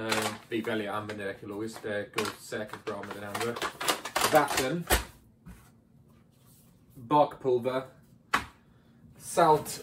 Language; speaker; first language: Swedish; non-native, fluent; English